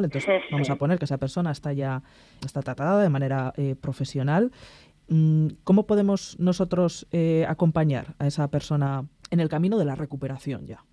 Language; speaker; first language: Spanish; native; Spanish